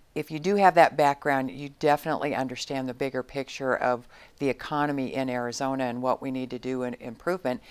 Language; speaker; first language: English; native; English